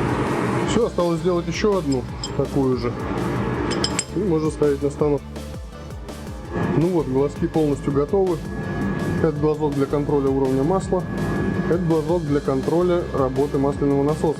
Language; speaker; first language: Russian; native; Russian